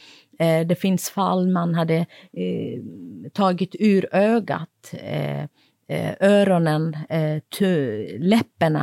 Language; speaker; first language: Swedish; non-native, fluent; Kurdish